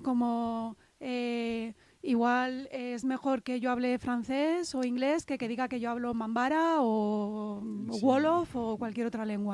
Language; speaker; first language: Spanish; native; Spanish